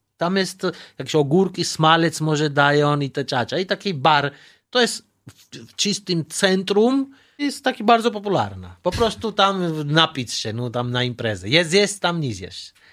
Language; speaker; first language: Polish; non-native, learner; Georgian